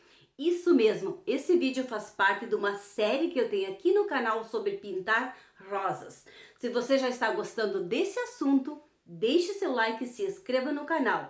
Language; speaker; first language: Portuguese; native; Portuguese